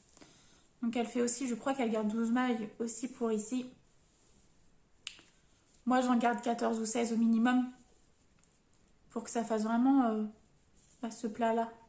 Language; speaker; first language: French; native; French